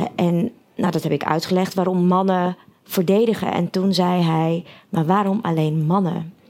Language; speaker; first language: Dutch; early bilingual, other home language; Russian